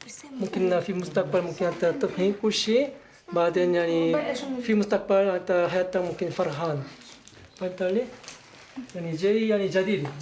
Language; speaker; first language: Arabic; non-native, learner; Korean